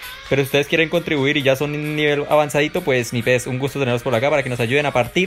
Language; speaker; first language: Spanish; native; Spanish